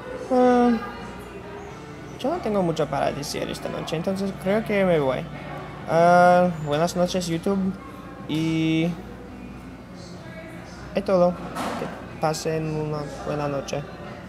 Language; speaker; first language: Spanish; non-native, fluent; English